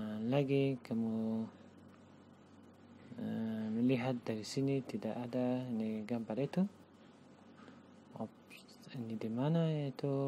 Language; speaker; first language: Indonesian; non-native, learner; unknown